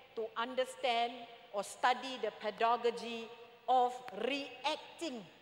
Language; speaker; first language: English; non-native, local second language; Malay